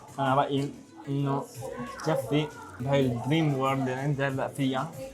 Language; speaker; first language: Arabic; early bilingual, heritage; Arabic